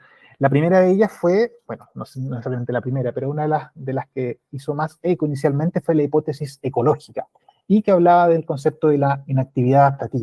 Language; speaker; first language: Spanish; native; Spanish